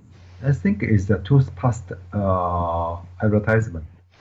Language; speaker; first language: English; non-native, learner; Chinese